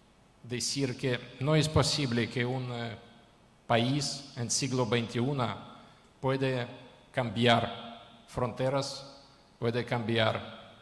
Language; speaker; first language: Spanish; non-native, fluent; Ukrainian